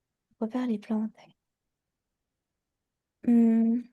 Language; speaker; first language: French; non-native, learner; Chinese